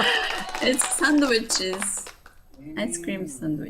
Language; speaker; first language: English; non-native, learner; Japanese